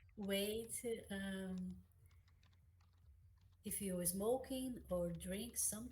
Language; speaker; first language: English; non-native, learner; Portuguese